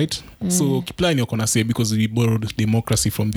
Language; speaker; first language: English; non-native, local second language; Luo (Kenya and Tanzania)